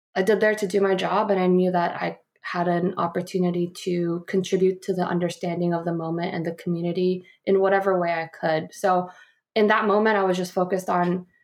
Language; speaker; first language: English; early bilingual, other home language; Korean